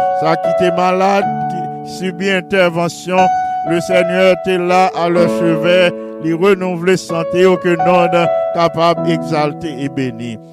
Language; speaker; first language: French; non-native, local second language; Haitian Creole